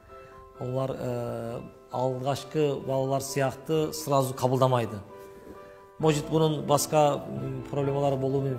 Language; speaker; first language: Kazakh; non-native, learner; Turkish